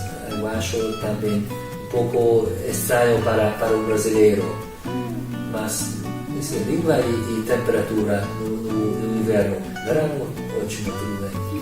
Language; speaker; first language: Portuguese; non-native, learner; Hungarian